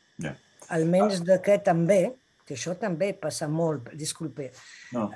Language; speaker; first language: Catalan; non-native, local second language; Spanish